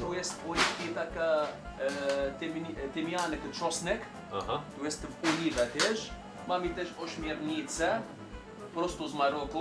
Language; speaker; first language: Polish; non-native, learner; Arabic